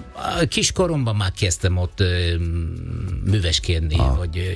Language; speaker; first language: Hungarian; non-native, learner; Italian